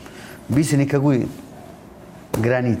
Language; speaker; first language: Russian; non-native, learner; Italian